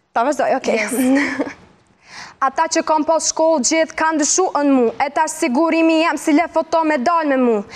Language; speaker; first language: Albanian; native; Albanian